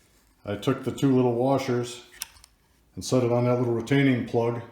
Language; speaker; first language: English; native; English